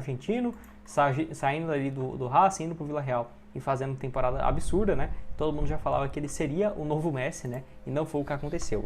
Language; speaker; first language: Portuguese; native; Portuguese